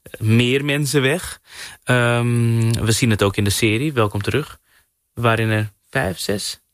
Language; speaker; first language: Dutch; native; Dutch